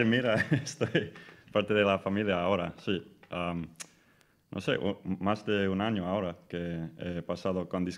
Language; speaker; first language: Spanish; non-native, fluent; English